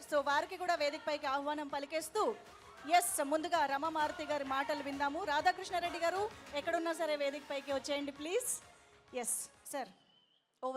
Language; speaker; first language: Telugu; native; Telugu